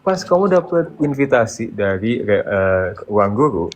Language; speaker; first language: Indonesian; early bilingual, other home language; English